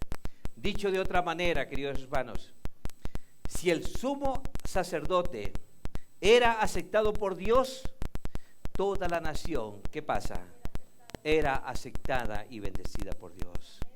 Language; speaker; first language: Spanish; native; Spanish